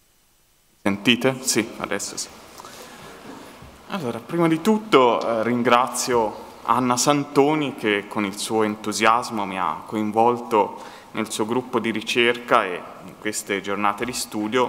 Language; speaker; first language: Italian; native; Italian